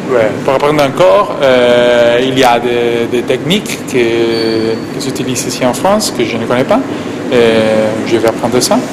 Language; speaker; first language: French; non-native, learner; Spanish